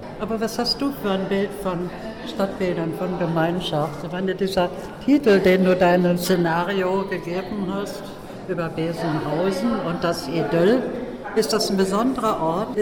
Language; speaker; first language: German; native; German